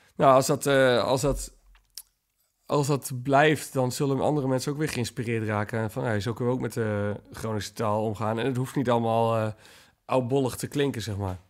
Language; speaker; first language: Dutch; native; Dutch